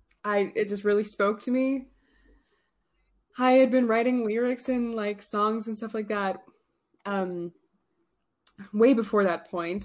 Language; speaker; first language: English; native; English